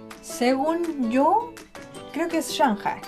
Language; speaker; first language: Spanish; non-native, fluent; Chinese